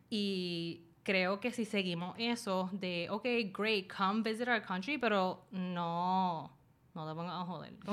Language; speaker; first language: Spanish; early bilingual, other home language; Chinese